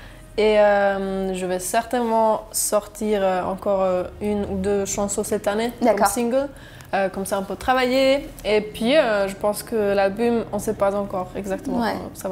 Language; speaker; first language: French; non-native, local second language; German